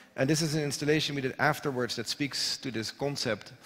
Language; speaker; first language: English; non-native, fluent; Dutch